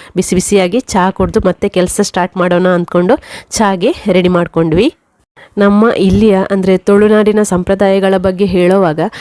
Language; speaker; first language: Kannada; non-native, local second language; Tulu